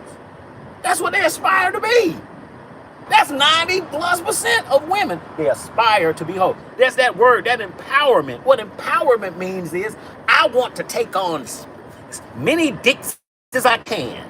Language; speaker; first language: English; native; English